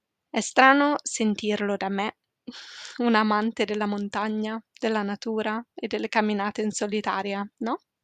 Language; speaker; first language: Italian; native; Italian